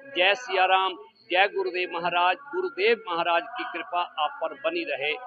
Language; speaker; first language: Hindi; non-native, local second language; Punjabi